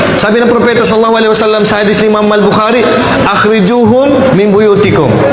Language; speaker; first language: Filipino; non-native, local second language; Maranao